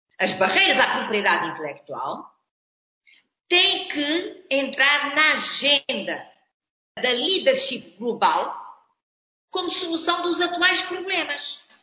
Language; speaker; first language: Portuguese; non-native, local second language; Kabuverdianu